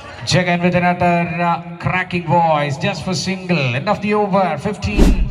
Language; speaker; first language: English; non-native, local second language; Malayalam